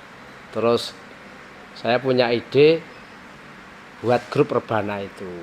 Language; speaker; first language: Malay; non-native, local second language; Javanese